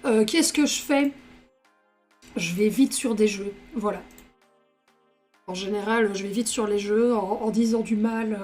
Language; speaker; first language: French; native; French